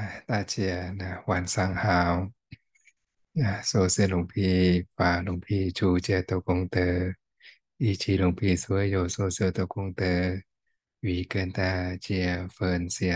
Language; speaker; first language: Chinese; non-native, fluent; Thai